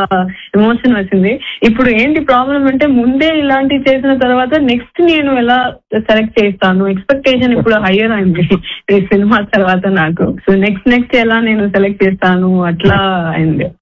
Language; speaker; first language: Telugu; non-native, fluent; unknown